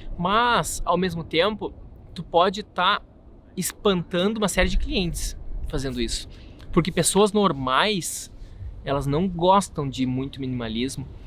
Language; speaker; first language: Portuguese; native; Portuguese